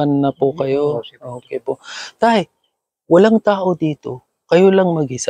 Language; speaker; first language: Filipino; non-native, learner; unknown